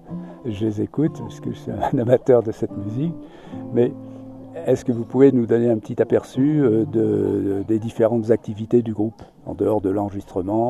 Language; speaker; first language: French; native; French